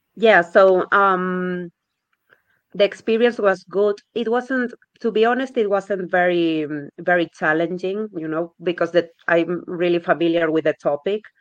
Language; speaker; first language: English; non-native, fluent; Spanish